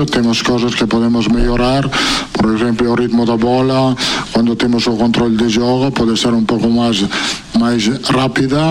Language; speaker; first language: Portuguese; non-native, fluent; Italian